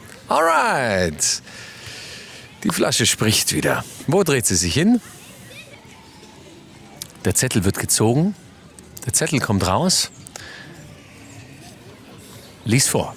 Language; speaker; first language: German; native; German